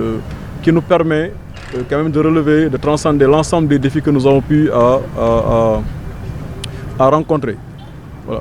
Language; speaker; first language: French; non-native, local second language; Wolof